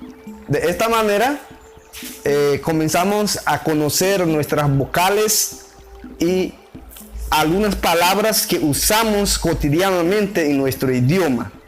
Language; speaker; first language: Spanish; non-native, local second language; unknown